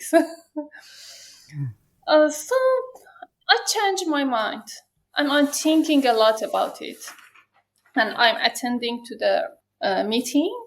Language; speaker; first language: English; non-native, learner; Persian